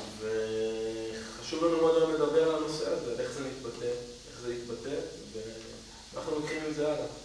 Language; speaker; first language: Hebrew; native; Hebrew